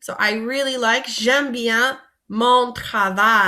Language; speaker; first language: French; non-native, fluent; English